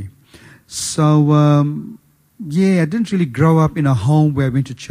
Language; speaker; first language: English; native; English